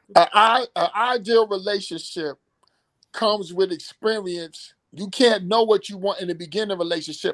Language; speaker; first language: English; native; English